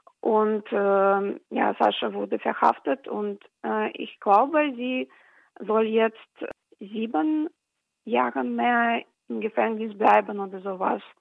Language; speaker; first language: German; non-native, fluent; Russian